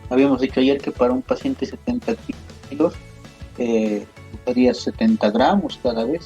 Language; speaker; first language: Spanish; native; Spanish